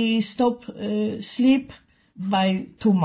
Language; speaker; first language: English; non-native, learner; Polish